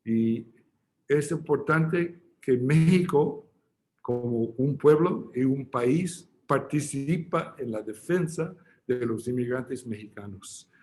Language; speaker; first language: Spanish; non-native, fluent; English